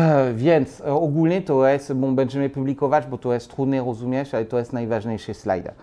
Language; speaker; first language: Polish; non-native, learner; French